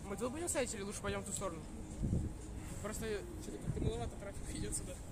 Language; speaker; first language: Russian; native; Russian